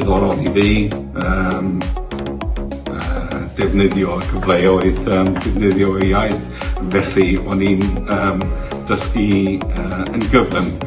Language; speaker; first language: Welsh; non-native, learner; English